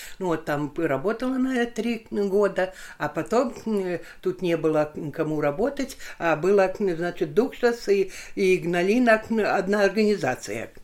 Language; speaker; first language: Russian; non-native, local second language; Lithuanian